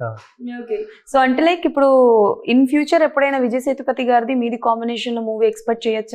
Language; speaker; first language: Telugu; native; Telugu